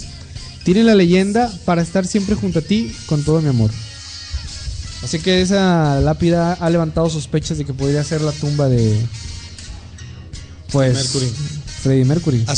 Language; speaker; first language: Spanish; native; Spanish